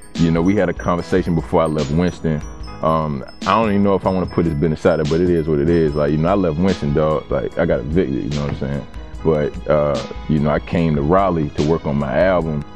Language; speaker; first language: English; native; English